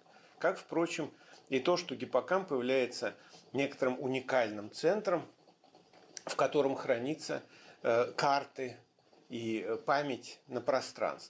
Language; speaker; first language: Russian; native; Russian